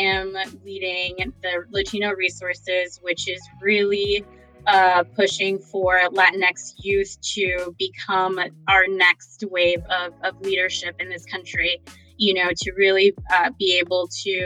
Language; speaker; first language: English; native; English